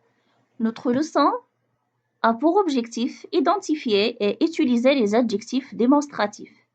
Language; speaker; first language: French; non-native, local second language; Arabic